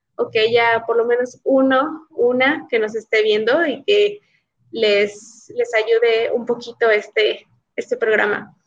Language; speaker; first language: Spanish; native; Spanish